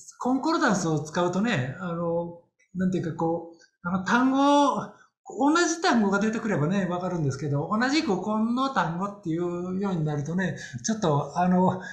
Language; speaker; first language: Japanese; native; Japanese